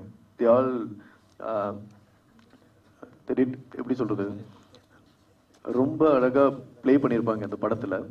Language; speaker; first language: Tamil; non-native, fluent; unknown